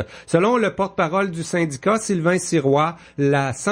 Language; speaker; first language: French; native; French